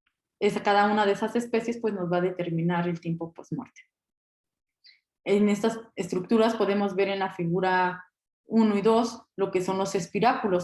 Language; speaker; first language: Spanish; native; Spanish